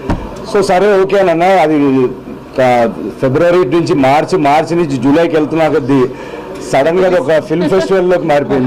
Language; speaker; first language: Telugu; native; Telugu